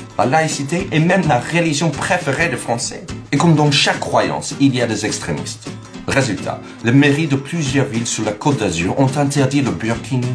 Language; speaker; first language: French; non-native, fluent; English